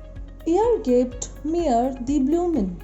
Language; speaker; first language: German; non-native, fluent; Hindi